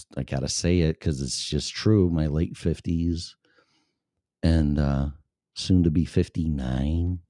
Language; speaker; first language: English; native; English